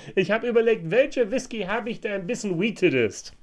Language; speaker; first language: German; non-native, fluent; English